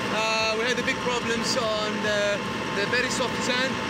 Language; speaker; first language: English; non-native, fluent; Russian